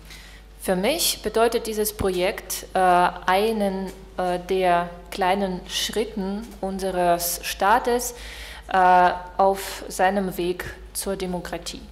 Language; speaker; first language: German; non-native, fluent; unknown